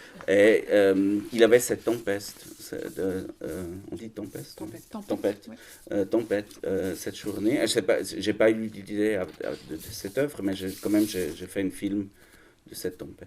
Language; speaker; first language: French; non-native, learner; German